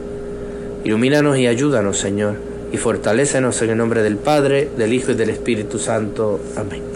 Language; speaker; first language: Spanish; native; Spanish